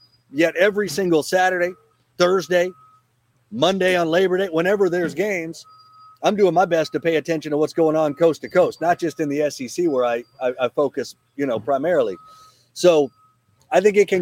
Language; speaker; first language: English; native; English